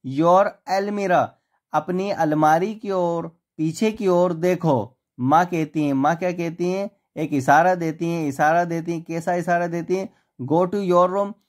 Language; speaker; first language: Hindi; native; Hindi